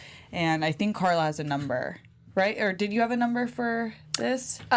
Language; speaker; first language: English; native; English